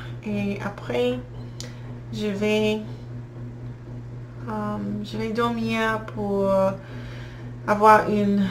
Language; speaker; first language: French; non-native, learner; English